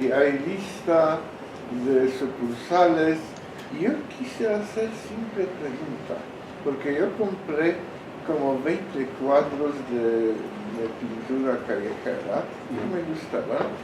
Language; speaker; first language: Spanish; non-native, fluent; Polish